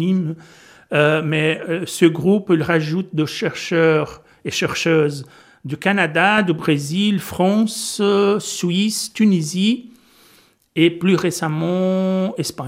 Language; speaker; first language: French; non-native, fluent; Portuguese